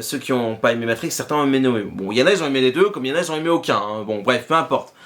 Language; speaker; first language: French; native; French